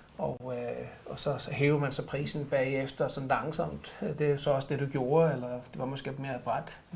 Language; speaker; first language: Danish; native; Danish